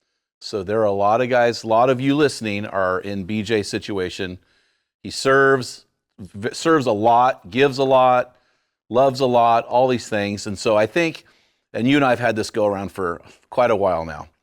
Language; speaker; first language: English; native; English